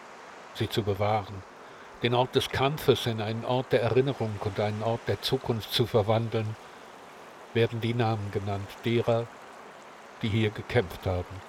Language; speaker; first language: German; native; German